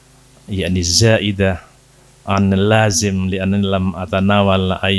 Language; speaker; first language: Arabic; non-native, fluent; Indonesian